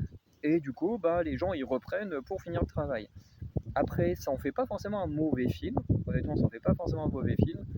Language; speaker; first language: French; native; French